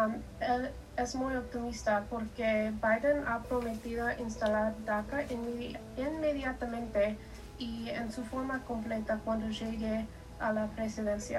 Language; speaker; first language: Spanish; non-native, learner; English